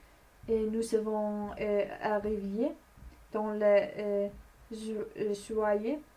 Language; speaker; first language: French; non-native, learner; Danish